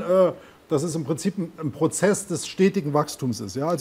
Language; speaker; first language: German; native; German